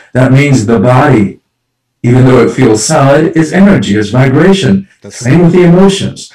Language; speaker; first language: English; early bilingual, other home language; Spanish